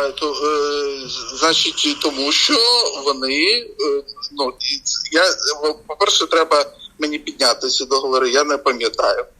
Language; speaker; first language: Ukrainian; non-native, local second language; Russian